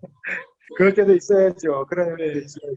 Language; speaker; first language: Korean; native; Korean